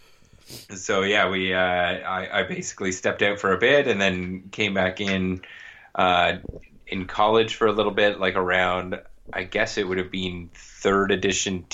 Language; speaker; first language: English; native; English